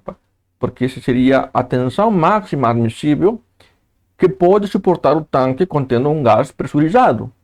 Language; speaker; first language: Portuguese; native; Portuguese